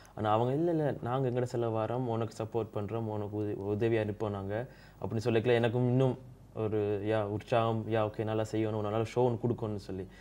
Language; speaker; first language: Tamil; early bilingual, heritage; Tamil